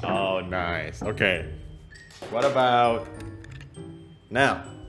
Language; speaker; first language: English; non-native, fluent; Indonesian